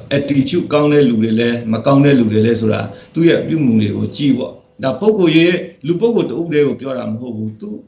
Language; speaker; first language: Burmese; non-native, local second language; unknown